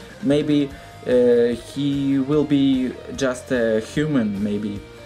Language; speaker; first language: English; non-native, learner; Russian